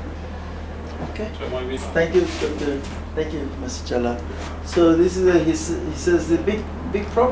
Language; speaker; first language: English; non-native, learner; Persian